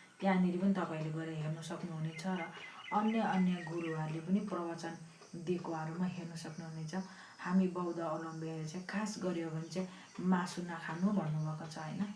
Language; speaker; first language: Nepali; non-native, local second language; Eastern Tamang